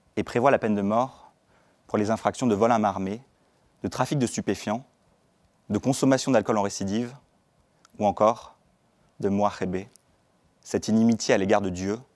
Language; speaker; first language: French; native; French